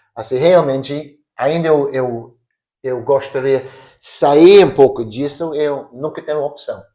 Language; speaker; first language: Portuguese; non-native, fluent; English